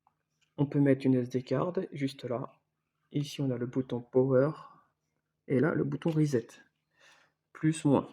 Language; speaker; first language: French; native; French